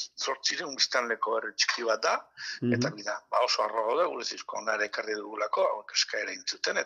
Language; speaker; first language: Basque; native; Basque